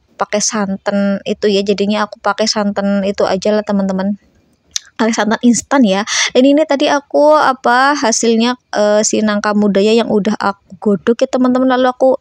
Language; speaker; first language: Indonesian; native; Indonesian